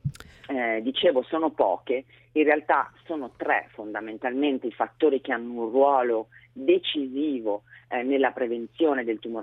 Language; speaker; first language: Italian; native; Italian